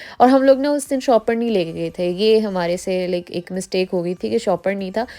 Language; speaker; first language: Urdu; early bilingual, heritage; Urdu